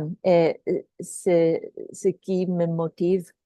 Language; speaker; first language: French; non-native, local second language; Filipino